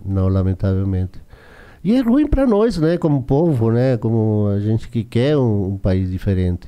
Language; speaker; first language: Portuguese; non-native, fluent; Spanish